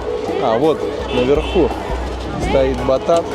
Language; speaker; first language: Russian; native; Russian